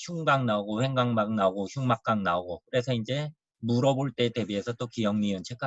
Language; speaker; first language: Korean; native; Korean